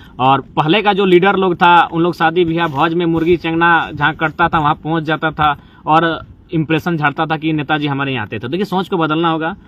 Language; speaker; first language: Hindi; non-native, local second language; Magahi